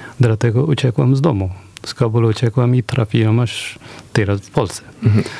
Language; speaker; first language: Polish; non-native, fluent; Persian